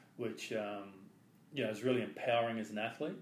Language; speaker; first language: English; native; English